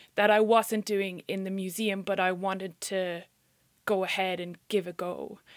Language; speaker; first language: English; native; English